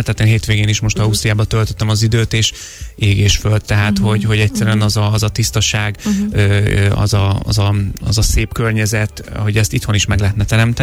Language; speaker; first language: Hungarian; native; Hungarian